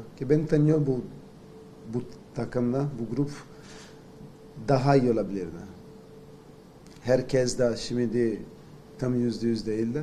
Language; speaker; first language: Turkish; non-native, learner; Portuguese